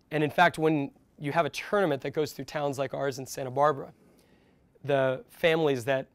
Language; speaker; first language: English; native; English